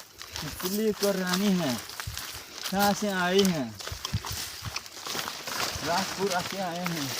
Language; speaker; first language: Hindi; non-native, local second language; Bodo